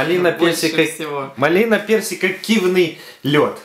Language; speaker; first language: Russian; native; Russian